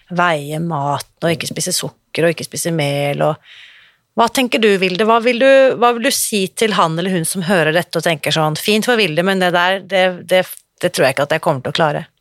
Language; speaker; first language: Norwegian; native; Norwegian